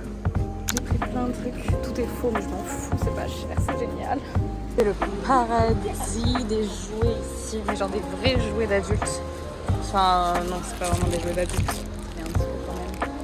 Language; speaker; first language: French; native; French